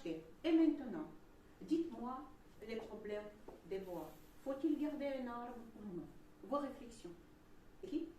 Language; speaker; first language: French; non-native, fluent; Russian